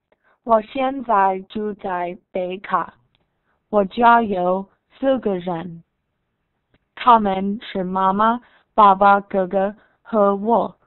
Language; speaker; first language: Chinese; non-native, learner; English